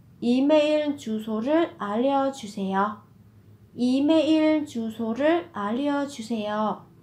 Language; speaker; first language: Korean; non-native, fluent; Vietnamese